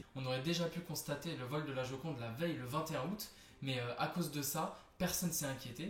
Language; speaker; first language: French; native; French